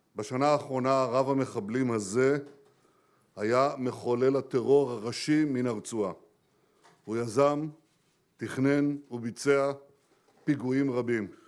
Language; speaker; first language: Hebrew; native; Hebrew